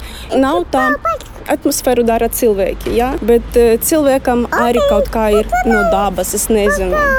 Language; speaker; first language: Latvian; non-native, learner; Russian